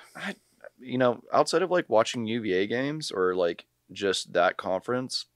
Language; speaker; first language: English; native; English